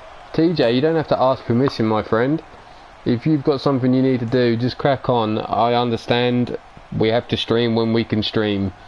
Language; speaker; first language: English; native; English